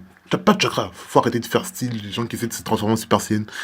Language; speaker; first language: French; native; French